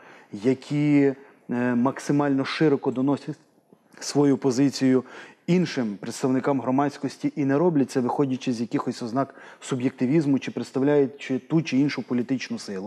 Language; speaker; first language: Ukrainian; native; Ukrainian